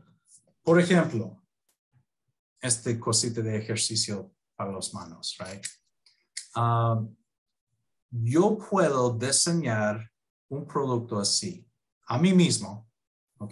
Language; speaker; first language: Spanish; non-native, fluent; English